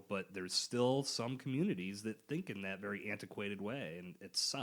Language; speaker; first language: English; native; English